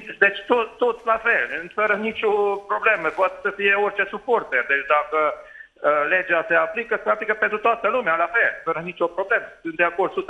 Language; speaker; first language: Romanian; non-native, local second language; Hungarian